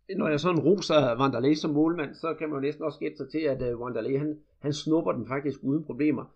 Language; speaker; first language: Danish; native; Danish